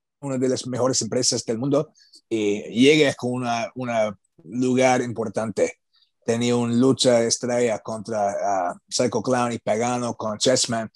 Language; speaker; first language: Spanish; non-native, learner; English